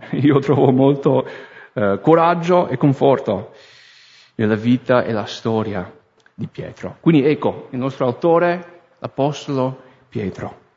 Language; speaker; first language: Italian; non-native, fluent; English